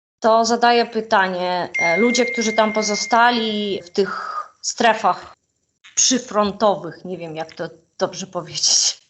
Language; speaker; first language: Polish; non-native, fluent; Ukrainian